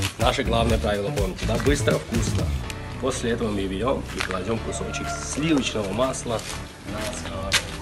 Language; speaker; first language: Russian; non-native, local second language; Azerbaijani